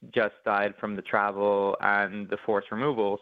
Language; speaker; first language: English; native; English